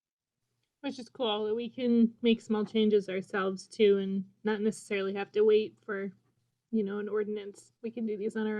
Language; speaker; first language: English; native; English